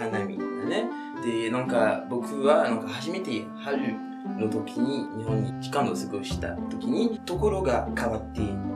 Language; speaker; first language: Japanese; non-native, fluent; French